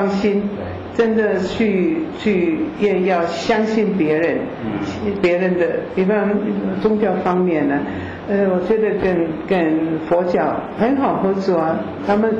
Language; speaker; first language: Chinese; non-native, fluent; German